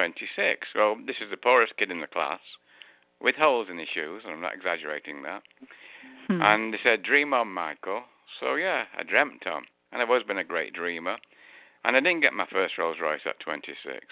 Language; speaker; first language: English; native; English